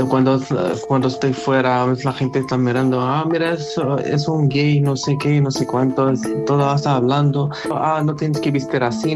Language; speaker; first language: Spanish; non-native, learner; Arabic